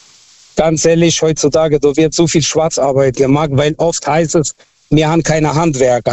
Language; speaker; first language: German; non-native, fluent; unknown